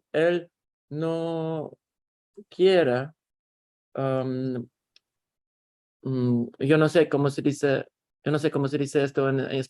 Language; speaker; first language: Spanish; non-native, learner; Russian